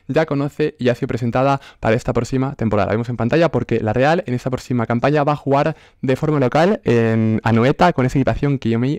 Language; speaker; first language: Spanish; native; Spanish